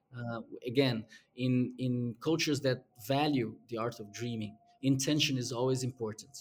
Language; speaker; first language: English; non-native, fluent; Portuguese